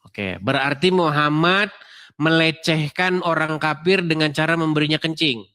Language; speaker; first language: Indonesian; native; Indonesian